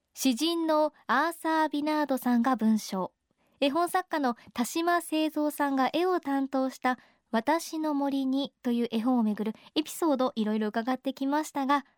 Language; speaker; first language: Japanese; native; Japanese